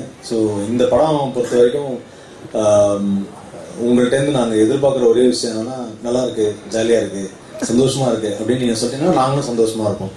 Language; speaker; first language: Tamil; native; Tamil